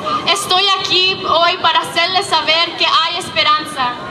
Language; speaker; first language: Spanish; native; Spanish